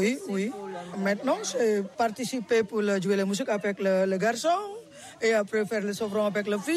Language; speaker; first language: French; non-native, learner; Indonesian